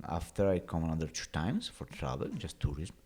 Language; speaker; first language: English; non-native, learner; Italian